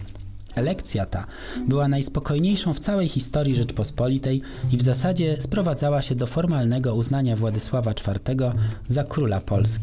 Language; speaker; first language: Polish; native; Polish